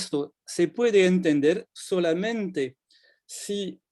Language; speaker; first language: Spanish; non-native, fluent; French